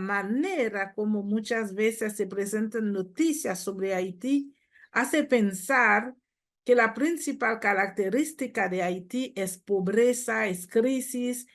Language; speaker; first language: Spanish; non-native, fluent; Haitian Creole